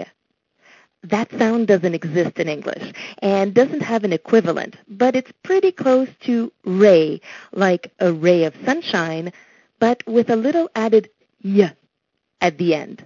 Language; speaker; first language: English; non-native, local second language; French